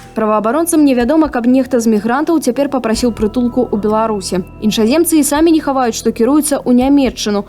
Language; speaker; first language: Belarusian; native; Belarusian